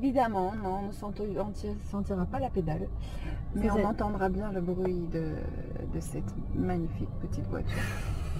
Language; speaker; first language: French; native; French